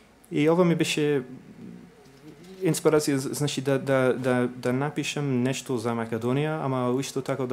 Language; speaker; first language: Macedonian; non-native, fluent; English